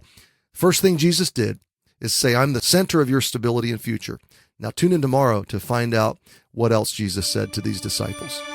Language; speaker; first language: English; native; English